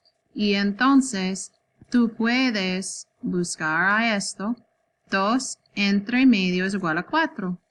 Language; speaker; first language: Spanish; non-native, learner; English